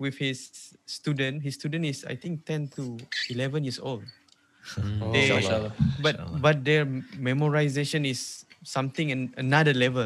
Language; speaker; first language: English; non-native, local second language; Malay